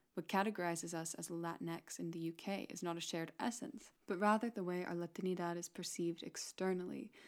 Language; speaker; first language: English; non-native, fluent; Spanish